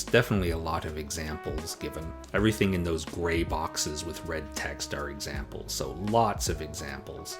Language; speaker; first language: English; native; English